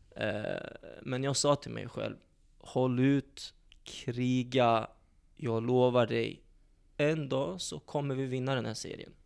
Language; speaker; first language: Swedish; early bilingual, other home language; Bosnian